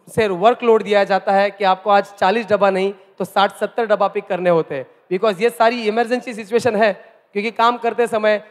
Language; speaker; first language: Hindi; non-native, local second language; Marathi